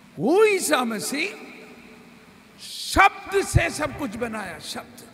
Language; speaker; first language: Hindi; non-native, local second language; Malayalam